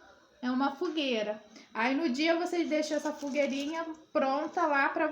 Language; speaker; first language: Portuguese; native; Portuguese